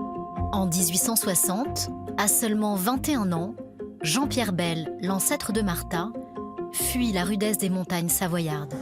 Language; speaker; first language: French; native; French